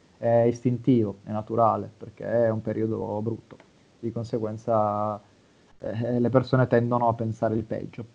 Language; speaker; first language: Italian; native; Italian